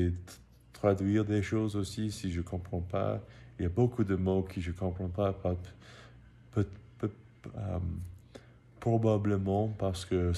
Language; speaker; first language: French; non-native, learner; English